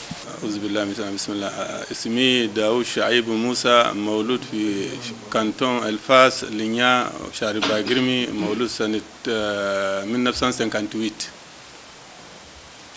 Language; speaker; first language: Arabic; non-native, local second language; Hausa